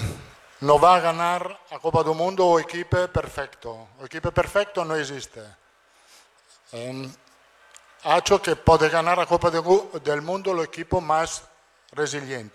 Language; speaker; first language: Portuguese; non-native, learner; Italian